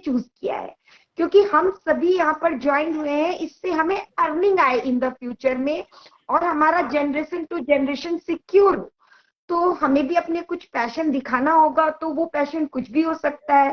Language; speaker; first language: Hindi; native; Hindi